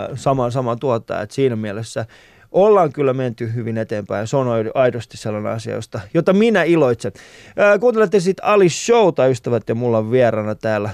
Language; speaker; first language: Finnish; early bilingual, other home language; Persian